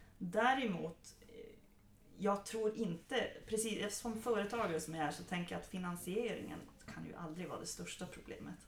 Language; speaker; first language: Swedish; native; Swedish